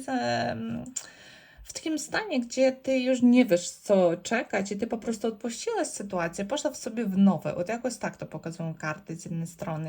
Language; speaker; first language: Polish; non-native, learner; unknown